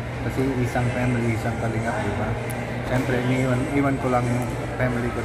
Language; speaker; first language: Filipino; non-native, learner; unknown